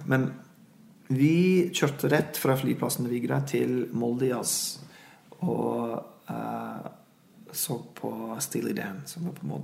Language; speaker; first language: Norwegian; non-native, fluent; English